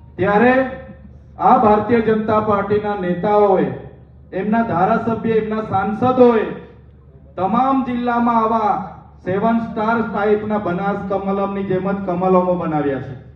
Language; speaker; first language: Gujarati; non-native, local second language; Bhili